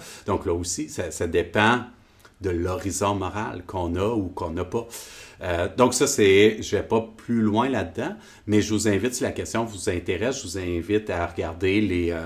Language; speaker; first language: French; native; French